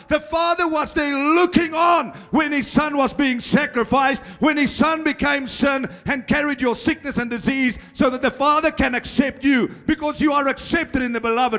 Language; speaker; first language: English; non-native, local second language; Afrikaans